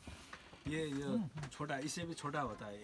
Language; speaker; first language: Hindi; non-native, local second language; Nepali